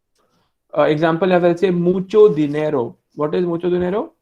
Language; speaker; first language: Spanish; non-native, fluent; Hindi